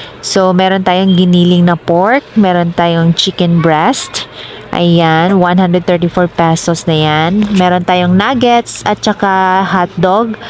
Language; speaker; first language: Filipino; native; Filipino